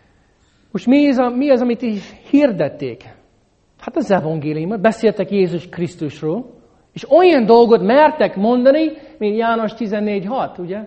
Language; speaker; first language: Hungarian; non-native, fluent; English